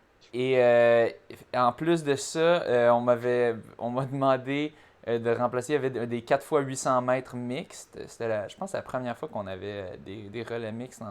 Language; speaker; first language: French; native; French